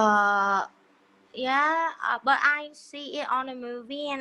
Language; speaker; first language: English; non-native, learner; Vietnamese